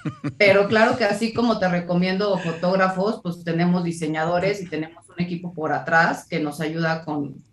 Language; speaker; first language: Spanish; native; Spanish